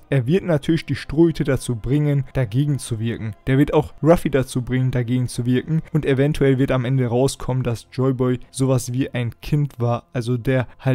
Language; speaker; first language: German; native; German